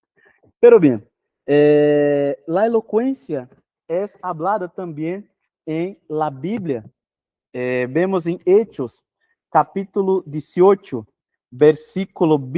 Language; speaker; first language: Spanish; non-native, fluent; Portuguese